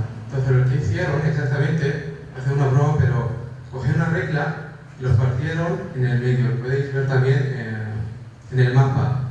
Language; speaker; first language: Spanish; non-native, fluent; Kurdish